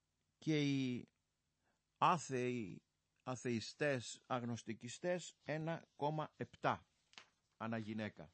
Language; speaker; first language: Greek; native; Greek